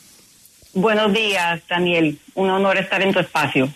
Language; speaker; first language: Spanish; native; Spanish